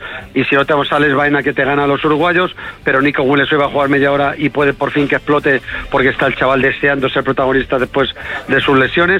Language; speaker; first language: Spanish; native; Spanish